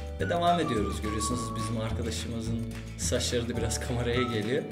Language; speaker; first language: Turkish; early bilingual, heritage; Turkish